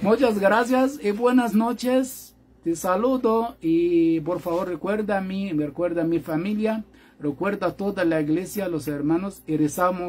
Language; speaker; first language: Spanish; non-native, fluent; Arabic